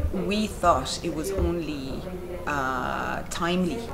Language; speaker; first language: English; non-native, fluent; Arabic